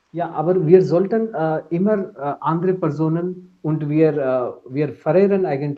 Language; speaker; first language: German; non-native, fluent; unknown